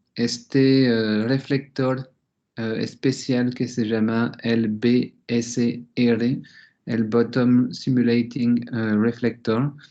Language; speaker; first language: Spanish; non-native, fluent; French